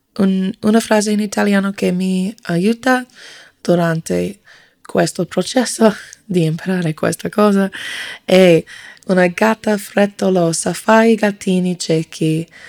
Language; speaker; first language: Italian; non-native, learner; English